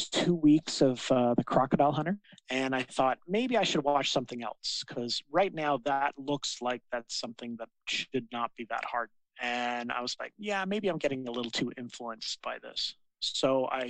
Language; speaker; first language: English; native; English